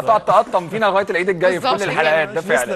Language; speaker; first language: Arabic; native; Arabic